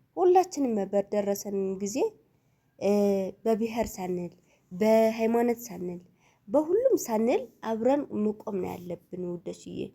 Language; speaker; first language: Amharic; non-native, local second language; Tigrinya